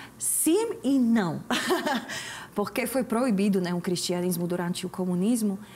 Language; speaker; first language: Portuguese; non-native, learner; Slovak